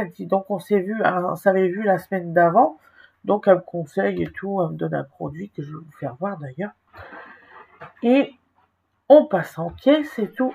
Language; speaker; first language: French; native; French